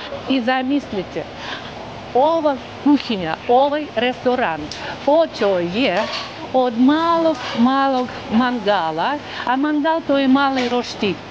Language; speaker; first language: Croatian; non-native, fluent; Russian